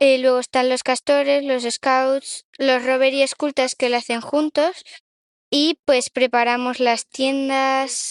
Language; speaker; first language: Spanish; native; Spanish